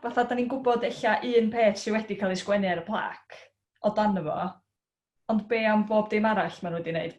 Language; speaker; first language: Welsh; native; Welsh